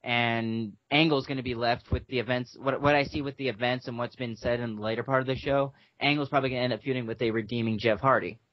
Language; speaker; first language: English; native; English